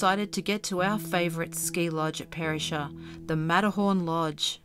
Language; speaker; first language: English; native; English